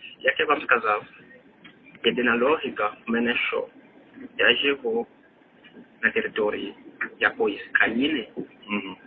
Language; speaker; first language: Ukrainian; non-native, fluent; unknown